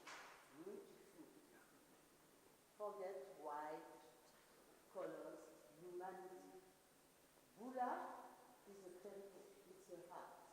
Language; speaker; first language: English; non-native, learner; French